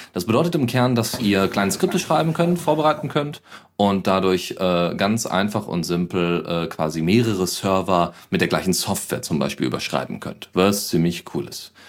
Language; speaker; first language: German; native; German